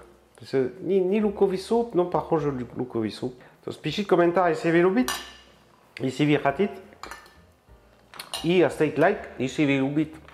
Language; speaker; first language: Russian; non-native, learner; French